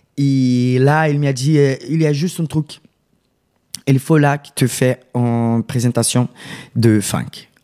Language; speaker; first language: French; non-native, learner; Portuguese